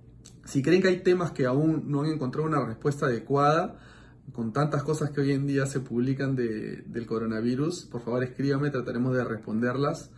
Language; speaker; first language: Spanish; native; Spanish